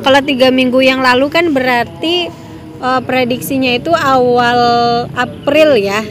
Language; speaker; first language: Indonesian; non-native, local second language; Banjar